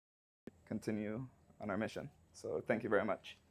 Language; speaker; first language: English; native; English